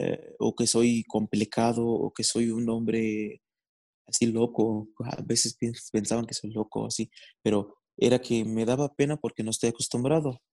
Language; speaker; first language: Spanish; non-native, fluent; Arabic